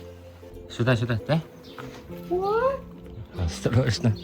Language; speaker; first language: Russian; non-native, learner; Chinese